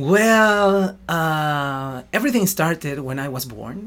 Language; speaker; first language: English; non-native, fluent; Spanish